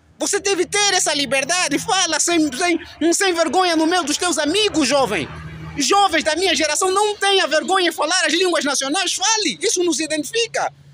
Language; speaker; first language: Portuguese; native; Portuguese